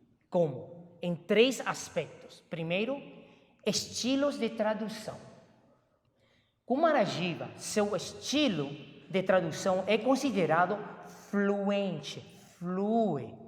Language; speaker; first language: Portuguese; non-native, fluent; Chinese